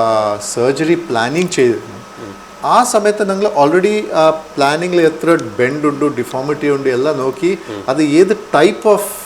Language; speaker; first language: Malayalam; non-native, local second language; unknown